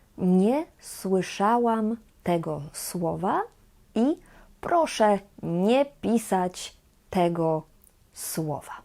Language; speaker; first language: Polish; native; Polish